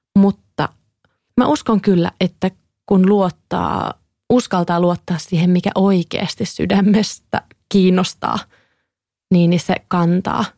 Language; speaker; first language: Finnish; native; Finnish